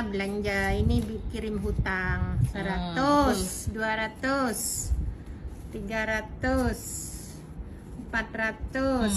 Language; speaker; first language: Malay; non-native, learner; Indonesian